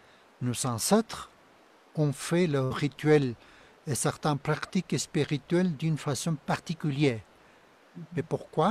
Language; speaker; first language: French; non-native, fluent; Spanish